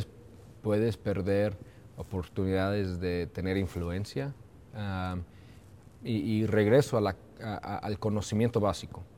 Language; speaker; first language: Spanish; early bilingual, heritage; Spanish